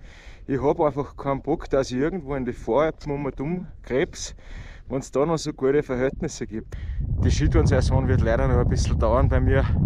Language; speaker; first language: German; native; German